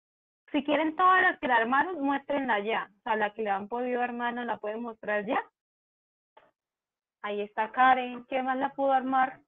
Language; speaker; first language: Spanish; native; Spanish